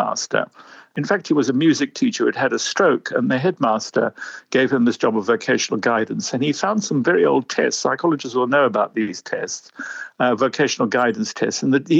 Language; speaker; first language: English; native; English